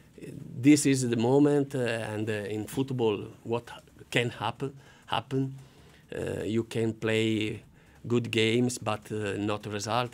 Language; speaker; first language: English; non-native, learner; Italian